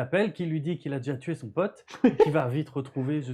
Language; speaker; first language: French; native; French